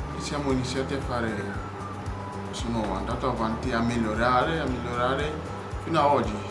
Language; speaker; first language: Italian; non-native, fluent; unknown